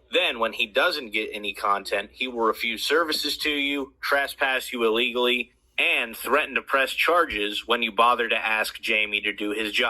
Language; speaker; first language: English; native; English